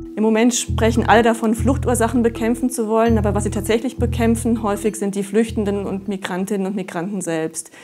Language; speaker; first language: German; native; German